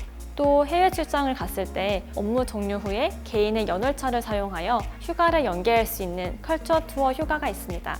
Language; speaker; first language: Korean; native; Korean